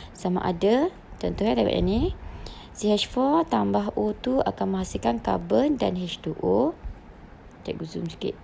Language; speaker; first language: Malay; native; Malay